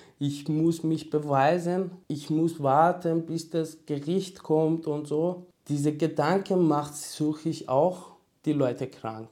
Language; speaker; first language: German; non-native, learner; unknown